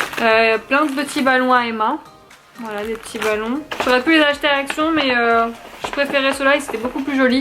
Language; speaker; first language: French; native; French